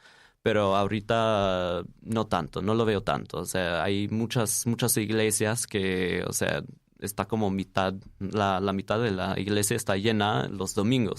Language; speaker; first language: Spanish; non-native, fluent; English